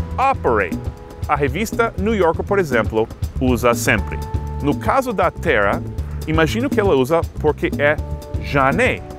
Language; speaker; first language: Portuguese; non-native, fluent; English